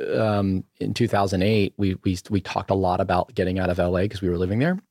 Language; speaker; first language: English; native; English